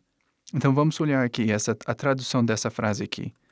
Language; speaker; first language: Portuguese; non-native, fluent; English